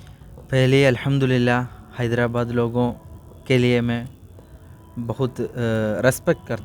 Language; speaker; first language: Hindi; non-native, local second language; Malayalam